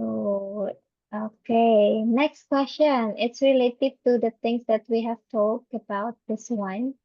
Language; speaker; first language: English; non-native, fluent; Indonesian